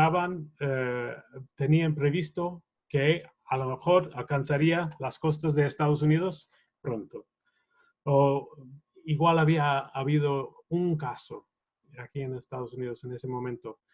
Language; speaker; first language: Spanish; non-native, fluent; English